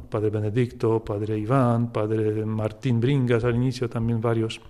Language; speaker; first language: Spanish; non-native, fluent; Polish